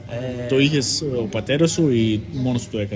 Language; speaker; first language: Greek; early bilingual, heritage; English